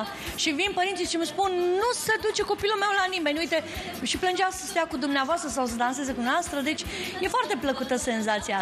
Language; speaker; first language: Romanian; native; Romanian